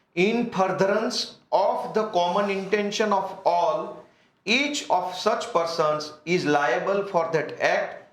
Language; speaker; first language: English; non-native, local second language; Gujarati